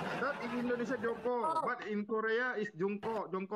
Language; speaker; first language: English; non-native, learner; Indonesian